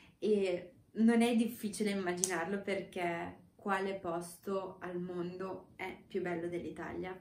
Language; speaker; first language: Italian; non-native, fluent; Romanian